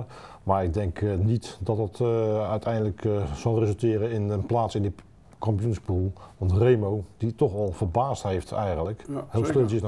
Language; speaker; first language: Dutch; native; Dutch